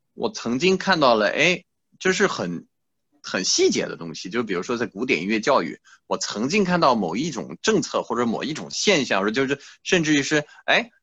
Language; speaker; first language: Chinese; non-native, fluent; French